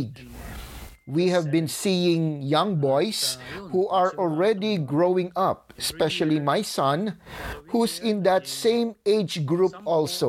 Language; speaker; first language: English; non-native, local second language; Filipino